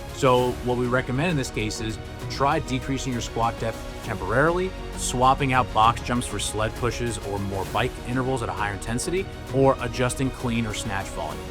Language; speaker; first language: English; native; English